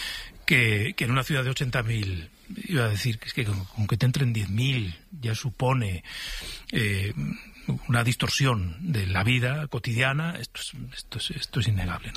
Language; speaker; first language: Spanish; native; Spanish